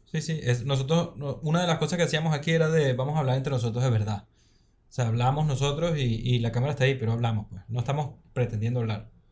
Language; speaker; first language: Spanish; native; Spanish